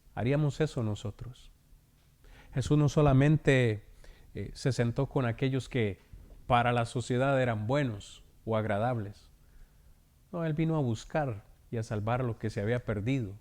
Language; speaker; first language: Spanish; native; Spanish